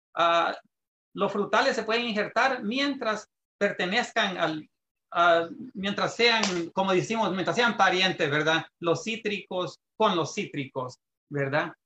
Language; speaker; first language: Spanish; native; Spanish